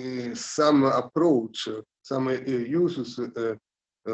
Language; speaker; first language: English; non-native, learner; Italian